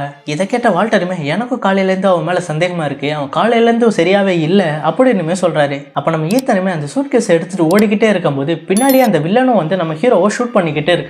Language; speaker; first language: Tamil; native; Tamil